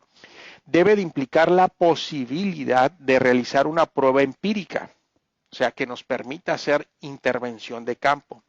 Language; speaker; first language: Spanish; native; Spanish